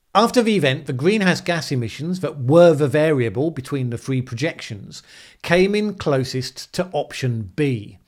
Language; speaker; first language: English; native; English